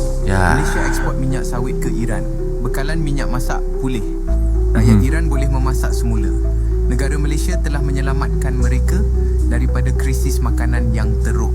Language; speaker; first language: Malay; native; Malay